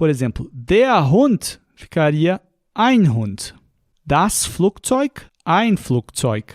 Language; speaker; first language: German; non-native, fluent; Portuguese